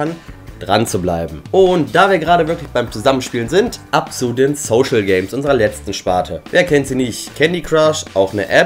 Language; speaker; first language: German; native; German